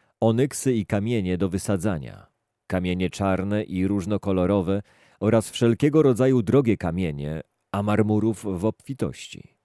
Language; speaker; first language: Polish; native; Polish